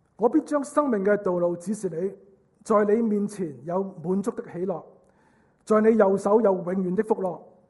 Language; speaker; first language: Cantonese; native; Cantonese